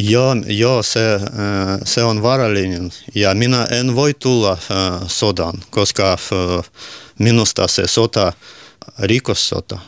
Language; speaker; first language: Finnish; non-native, learner; Russian